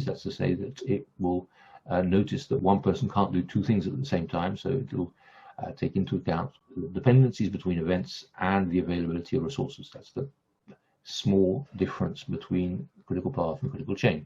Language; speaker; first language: English; non-native, fluent; French